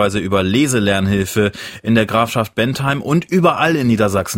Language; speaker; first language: German; native; German